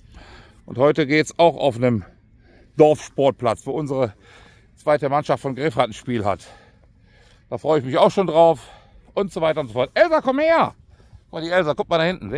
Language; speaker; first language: German; native; German